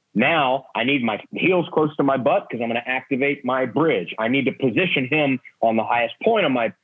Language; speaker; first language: English; native; English